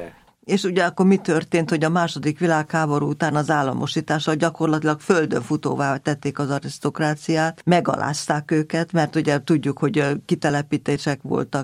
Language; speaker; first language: Hungarian; native; Hungarian